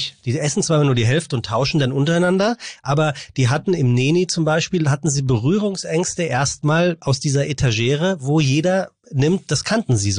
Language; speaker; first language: German; native; German